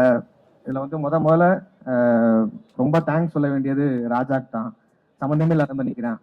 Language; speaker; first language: Tamil; native; Tamil